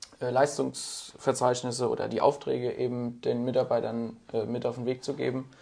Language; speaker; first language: German; native; German